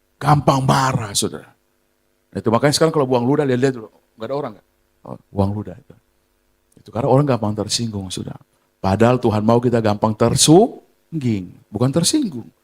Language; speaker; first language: Indonesian; native; Indonesian